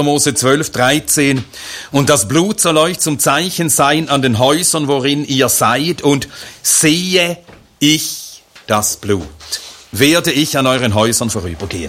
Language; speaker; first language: German; native; German